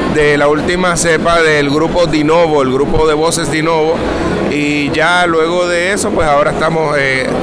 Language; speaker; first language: Spanish; native; Spanish